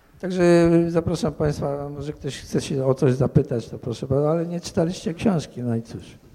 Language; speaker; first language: Polish; native; Polish